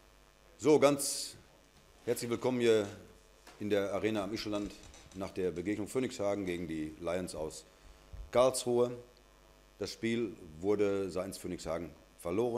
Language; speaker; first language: German; native; German